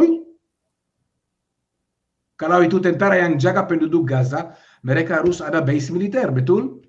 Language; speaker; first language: Indonesian; non-native, fluent; Hebrew